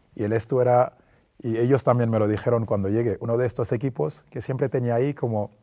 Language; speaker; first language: Spanish; non-native, fluent; French